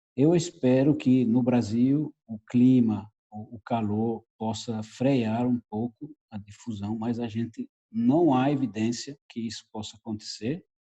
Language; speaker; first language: Portuguese; non-native, fluent; Italian